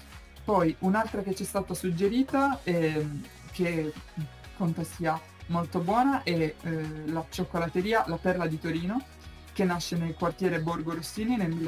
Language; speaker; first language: Italian; native; Italian